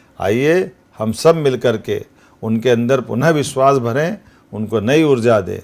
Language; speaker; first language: Hindi; native; Hindi